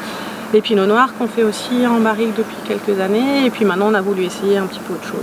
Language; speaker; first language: French; native; French